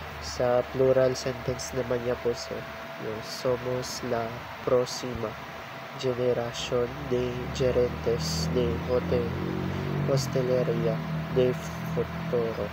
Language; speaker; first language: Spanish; non-native, learner; Filipino